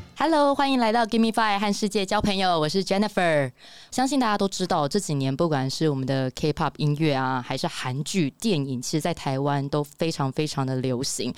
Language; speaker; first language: Chinese; native; Chinese